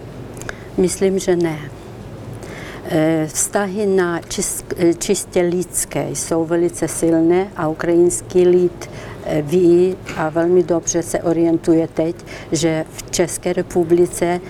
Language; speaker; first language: Czech; non-native, fluent; Ukrainian